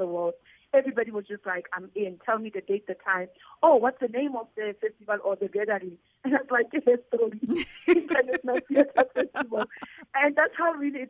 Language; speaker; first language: English; non-native, local second language; Southern Sotho